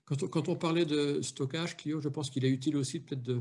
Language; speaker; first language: French; native; French